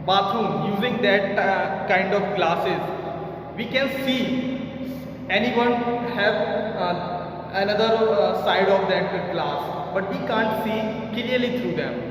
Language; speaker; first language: English; non-native, local second language; Hindi